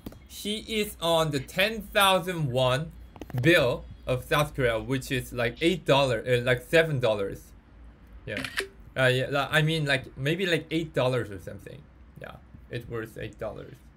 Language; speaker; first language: English; non-native, fluent; Korean